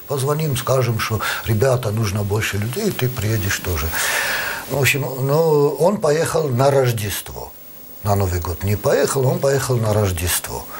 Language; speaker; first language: Russian; non-native, local second language; Armenian